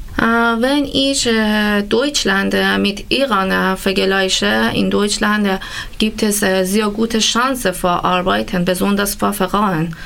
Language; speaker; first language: German; non-native, learner; Persian